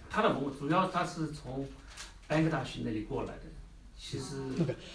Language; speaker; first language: Chinese; native; Chinese